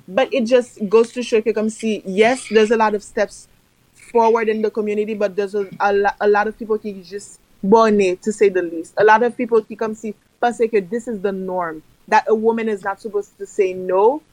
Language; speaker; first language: English; early bilingual, other home language; Haitian Creole